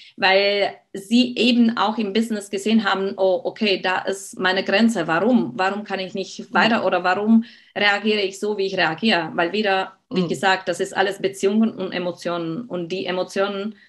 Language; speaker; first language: German; non-native, fluent; Slovak